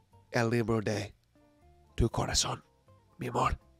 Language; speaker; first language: Spanish; non-native, learner; English